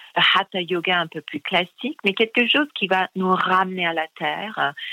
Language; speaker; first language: French; non-native, fluent; English